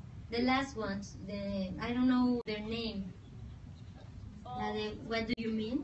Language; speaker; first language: English; non-native, fluent; Spanish